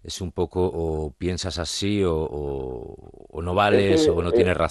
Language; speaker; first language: Spanish; native; Spanish